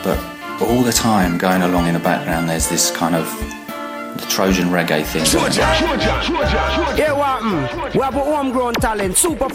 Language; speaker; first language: English; native; English